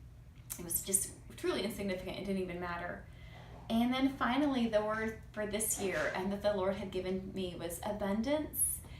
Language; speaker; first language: English; native; English